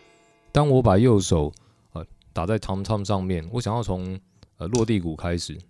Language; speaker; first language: Chinese; native; Chinese